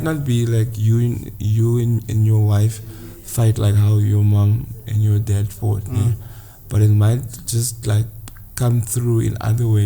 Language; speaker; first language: English; non-native, local second language; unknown